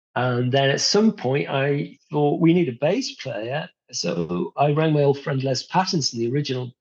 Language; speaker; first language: English; native; English